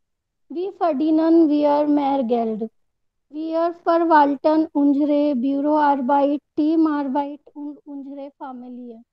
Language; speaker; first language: German; non-native, learner; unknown